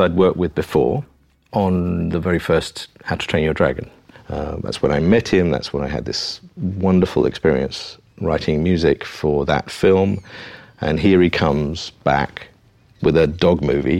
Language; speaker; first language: English; native; English